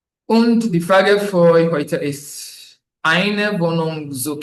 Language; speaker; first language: German; non-native, learner; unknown